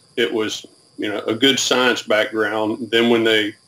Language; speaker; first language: English; native; English